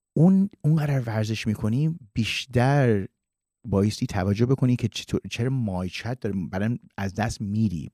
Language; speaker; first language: Persian; early bilingual, heritage; Persian